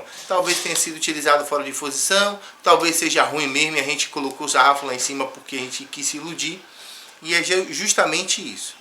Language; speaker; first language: Portuguese; native; Portuguese